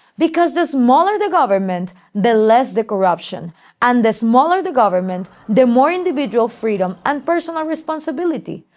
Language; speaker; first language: English; non-native, fluent; Spanish